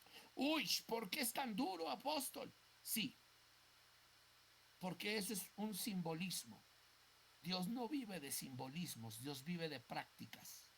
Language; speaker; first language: Spanish; native; Spanish